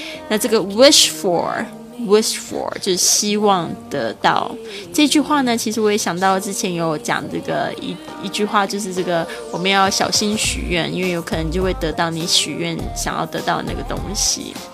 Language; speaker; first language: Chinese; native; Chinese